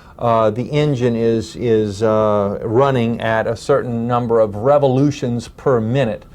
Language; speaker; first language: English; native; English